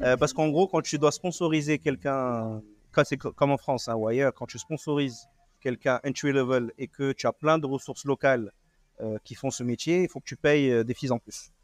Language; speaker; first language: French; non-native, local second language; Arabic